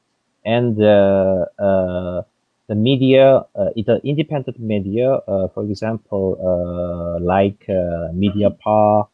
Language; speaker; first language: English; non-native, fluent; French